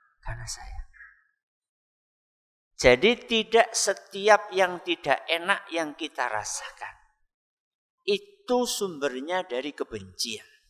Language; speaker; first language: Indonesian; non-native, local second language; Javanese